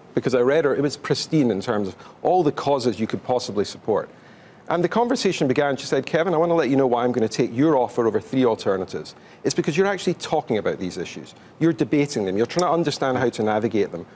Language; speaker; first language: English; native; English